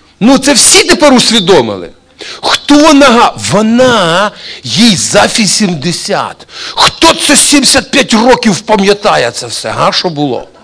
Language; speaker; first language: Ukrainian; non-native, local second language; Russian